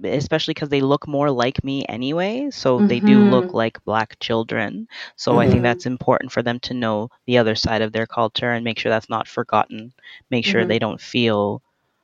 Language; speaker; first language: English; native; English